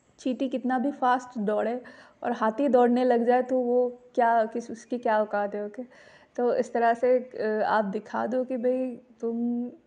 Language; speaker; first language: Hindi; non-native, local second language; Marathi